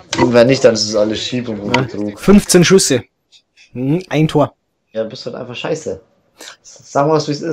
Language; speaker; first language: German; native; German